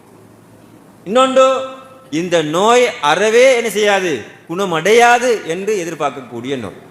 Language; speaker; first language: Tamil; native; Tamil